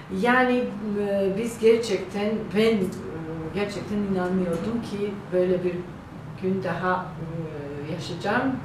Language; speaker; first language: Turkish; non-native, learner; Georgian